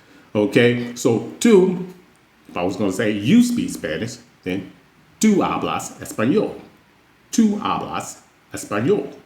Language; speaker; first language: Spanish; non-native, fluent; English